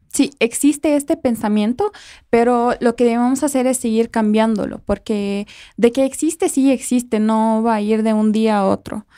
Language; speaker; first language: Spanish; non-native, fluent; Arabic